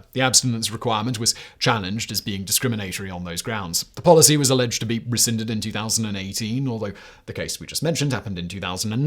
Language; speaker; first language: English; native; English